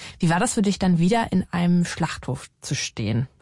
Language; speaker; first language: German; native; German